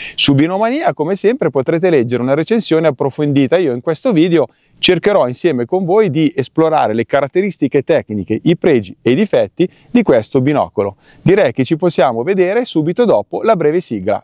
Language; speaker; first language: Italian; native; Italian